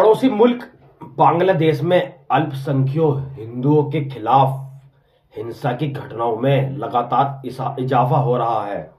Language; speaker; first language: Hindi; native; Hindi